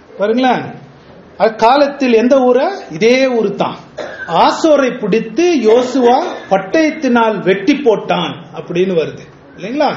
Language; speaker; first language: Tamil; native; Tamil